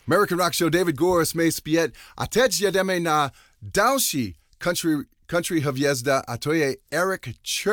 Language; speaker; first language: Czech; non-native, learner; English